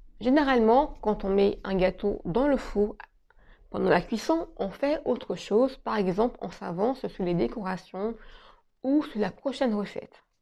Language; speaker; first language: French; native; French